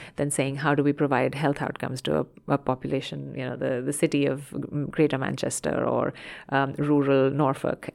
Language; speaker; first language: English; non-native, local second language; Hindi